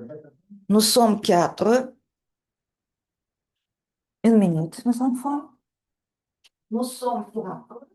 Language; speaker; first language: French; non-native, fluent; Russian